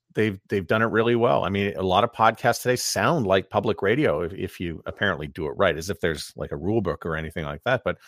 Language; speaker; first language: English; native; English